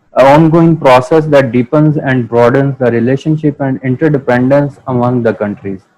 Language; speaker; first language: English; non-native, local second language; Urdu